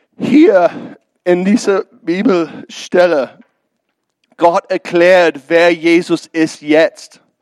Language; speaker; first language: German; non-native, learner; English